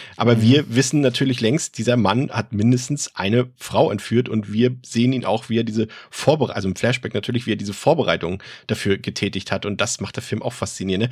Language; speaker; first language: German; native; German